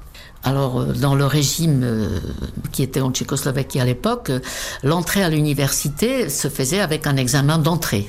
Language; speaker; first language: French; non-native, fluent; Czech